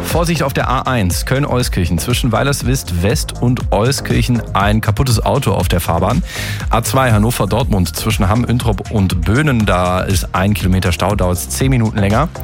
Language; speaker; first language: German; native; German